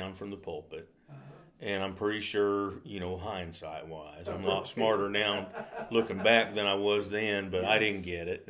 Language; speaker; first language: English; native; English